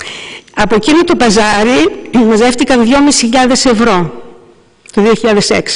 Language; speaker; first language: Greek; native; Greek